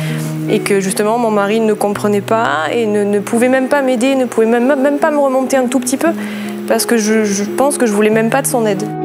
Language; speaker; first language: French; native; French